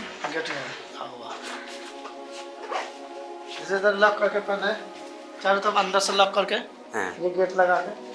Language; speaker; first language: Hindi; non-native, local second language; Malayalam